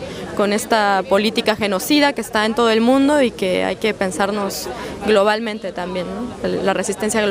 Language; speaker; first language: Spanish; native; Spanish